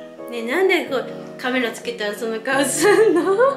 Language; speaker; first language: Japanese; native; Japanese